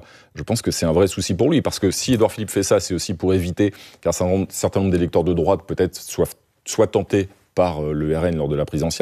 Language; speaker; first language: French; native; French